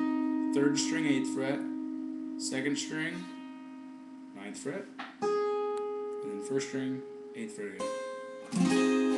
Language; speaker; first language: English; native; English